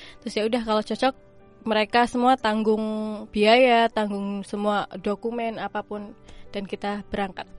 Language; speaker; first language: Indonesian; native; Indonesian